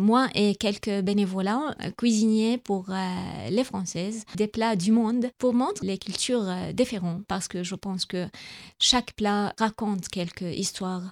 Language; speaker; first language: French; non-native, local second language; Arabic